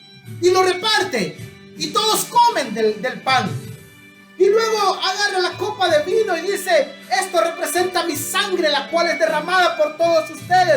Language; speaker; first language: Spanish; native; Spanish